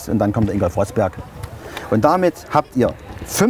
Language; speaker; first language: German; native; German